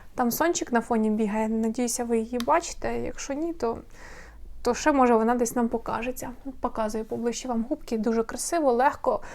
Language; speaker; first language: Ukrainian; non-native, local second language; Russian